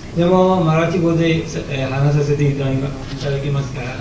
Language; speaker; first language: Japanese; non-native, fluent; Marathi